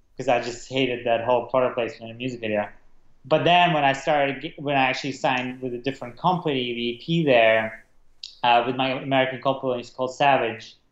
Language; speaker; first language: English; non-native, fluent; Russian